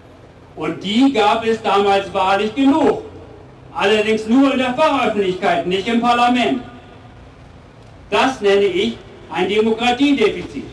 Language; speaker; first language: German; native; German